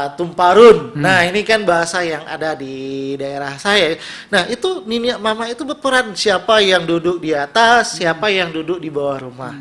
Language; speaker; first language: Indonesian; non-native, local second language; Minangkabau